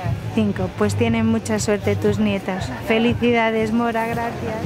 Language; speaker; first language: Spanish; native; Spanish